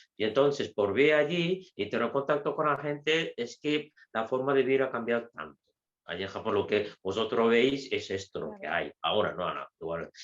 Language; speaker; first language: Spanish; non-native, fluent; Japanese